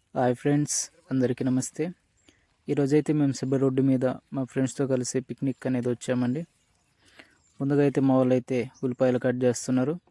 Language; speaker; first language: Telugu; non-native, local second language; Koya